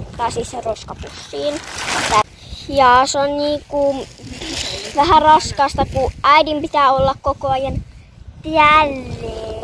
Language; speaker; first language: Finnish; early bilingual, other home language; Filipino